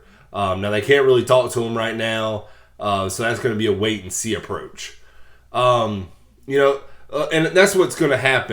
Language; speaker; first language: English; native; English